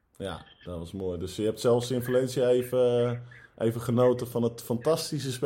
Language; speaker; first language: Dutch; native; Dutch